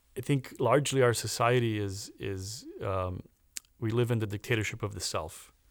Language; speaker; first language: English; early bilingual, other home language; Romanian